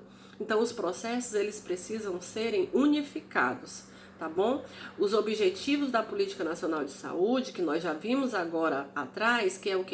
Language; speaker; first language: Portuguese; native; Portuguese